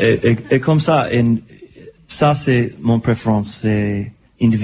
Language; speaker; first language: French; non-native, learner; English